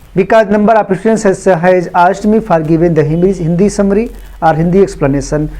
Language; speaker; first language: English; non-native, local second language; Hindi